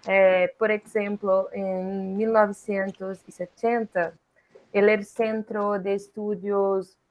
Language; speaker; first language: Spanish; non-native, learner; Portuguese